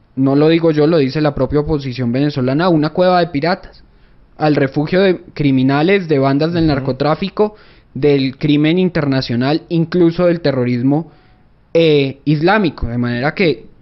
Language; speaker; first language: Spanish; native; Spanish